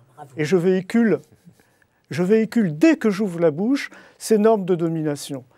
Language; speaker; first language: French; native; French